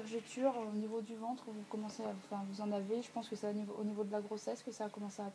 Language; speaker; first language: French; native; French